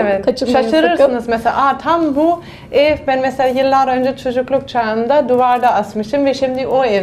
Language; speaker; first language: Turkish; non-native, fluent; German